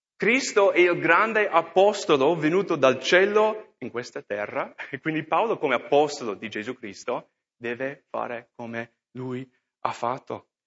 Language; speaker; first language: Italian; non-native, fluent; English